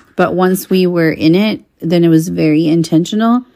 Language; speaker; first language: English; non-native, fluent; Spanish